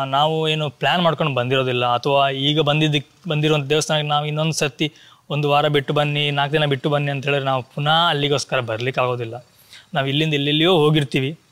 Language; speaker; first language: Kannada; non-native, local second language; Tulu